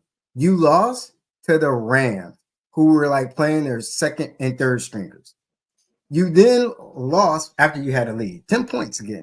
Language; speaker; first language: English; native; English